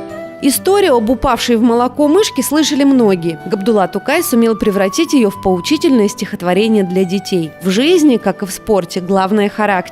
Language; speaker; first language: Russian; native; Russian